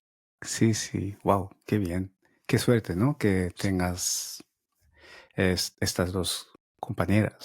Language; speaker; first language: Spanish; non-native, learner; Japanese